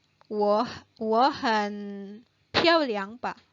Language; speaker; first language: Chinese; non-native, fluent; Indonesian